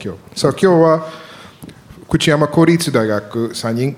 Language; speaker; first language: Japanese; non-native, learner; English